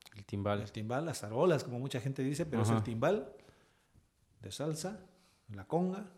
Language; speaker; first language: Spanish; native; Spanish